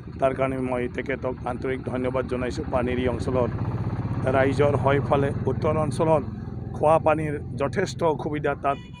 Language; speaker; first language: Assamese; native; Assamese